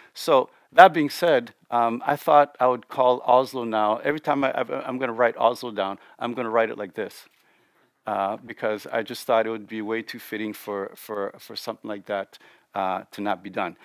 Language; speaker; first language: English; native; English